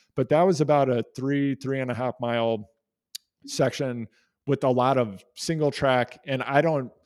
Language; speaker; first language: English; native; English